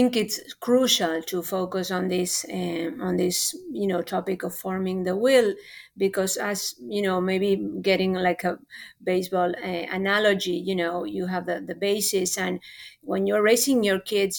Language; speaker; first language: English; non-native, fluent; Spanish